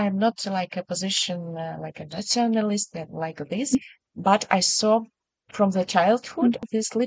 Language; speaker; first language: English; non-native, learner; Ukrainian